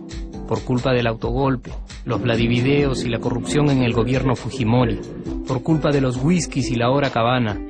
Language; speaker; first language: Spanish; native; Spanish